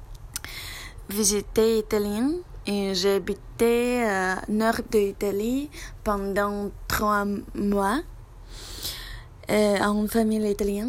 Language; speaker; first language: French; non-native, learner; Russian